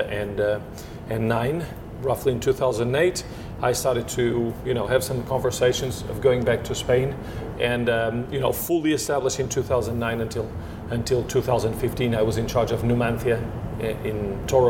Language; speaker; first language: English; non-native, fluent; Portuguese